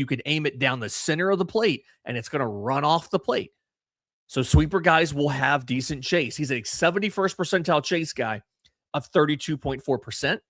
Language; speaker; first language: English; native; English